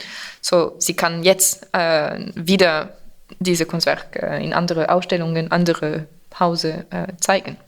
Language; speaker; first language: German; non-native, fluent; French